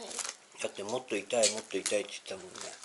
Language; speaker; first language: Japanese; native; Japanese